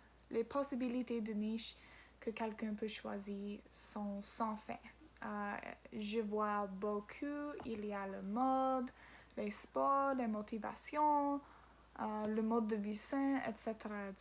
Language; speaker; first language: French; non-native, learner; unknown